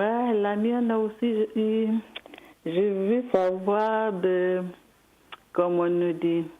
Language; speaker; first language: French; non-native, learner; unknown